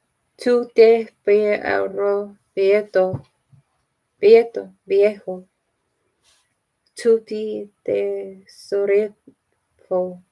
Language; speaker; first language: Spanish; non-native, learner; English